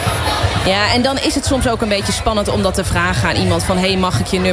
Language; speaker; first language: Dutch; native; Dutch